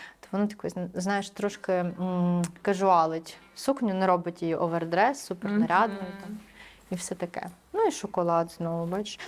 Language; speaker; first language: Ukrainian; early bilingual, other home language; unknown